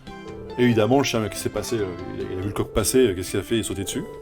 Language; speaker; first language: French; native; French